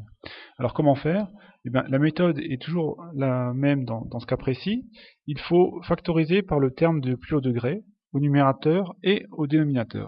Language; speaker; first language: French; native; French